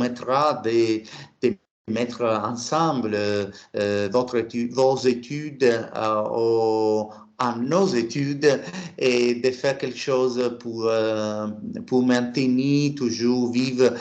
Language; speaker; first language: French; non-native, learner; Italian